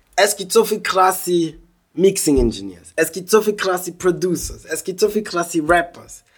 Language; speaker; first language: German; native; German